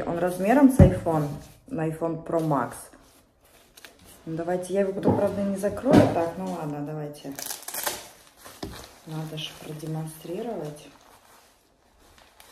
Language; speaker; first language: Russian; native; Russian